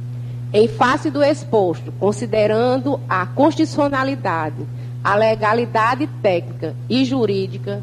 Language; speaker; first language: Portuguese; native; Portuguese